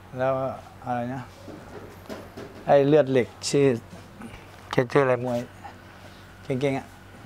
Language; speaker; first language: Thai; native; Thai